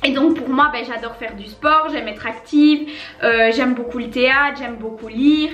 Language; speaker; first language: French; native; French